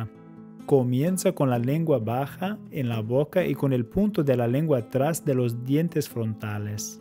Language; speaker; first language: Spanish; non-native, fluent; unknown